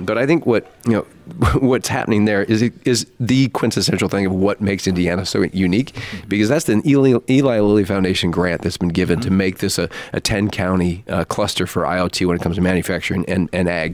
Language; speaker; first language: English; native; English